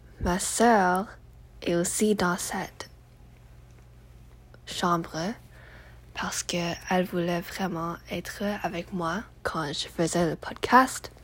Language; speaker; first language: French; non-native, learner; English